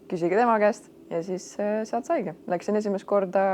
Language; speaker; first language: Estonian; non-native, local second language; Russian